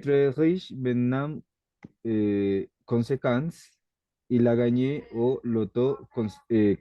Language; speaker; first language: French; non-native, learner; Spanish